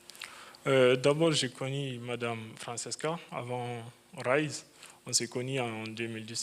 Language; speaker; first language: French; non-native, fluent; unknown